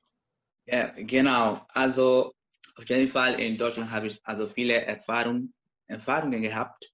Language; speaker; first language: German; non-native, learner; Spanish